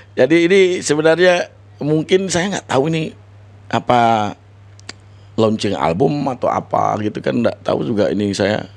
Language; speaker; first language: Indonesian; non-native, local second language; Balinese